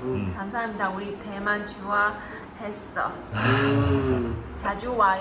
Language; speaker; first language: Korean; non-native, learner; Chinese